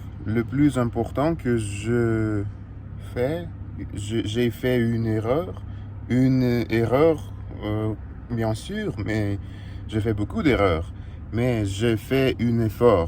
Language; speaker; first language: French; non-native, learner; Russian